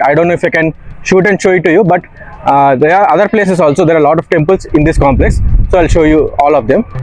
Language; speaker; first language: English; non-native, local second language; Telugu